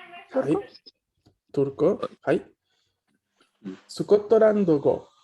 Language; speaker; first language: Japanese; non-native, fluent; Spanish